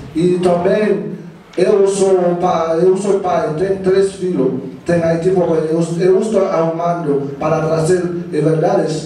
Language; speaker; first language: Portuguese; non-native, learner; Haitian Creole